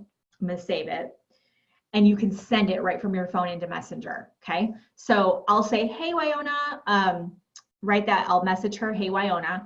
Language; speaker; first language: English; native; English